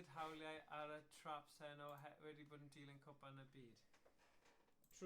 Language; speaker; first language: Welsh; native; Welsh